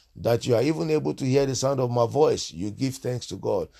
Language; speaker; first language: English; non-native, local second language; Yoruba